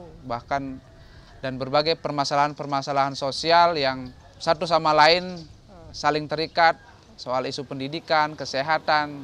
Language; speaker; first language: Indonesian; non-native, local second language; Balinese